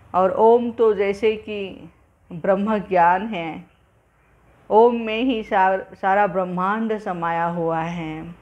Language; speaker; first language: Hindi; non-native, local second language; Marathi